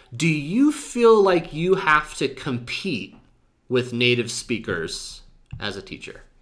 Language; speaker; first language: English; native; English